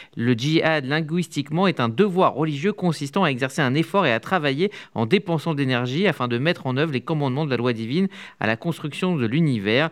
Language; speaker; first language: French; native; French